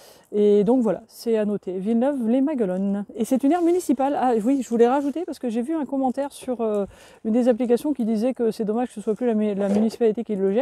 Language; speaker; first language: French; native; French